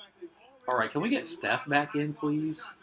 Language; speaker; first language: English; native; English